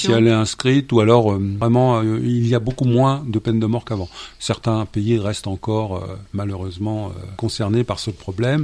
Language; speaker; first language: French; native; French